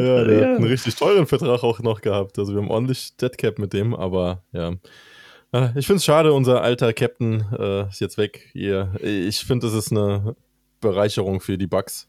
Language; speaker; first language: German; native; German